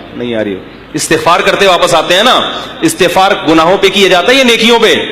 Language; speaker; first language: Urdu; native; Urdu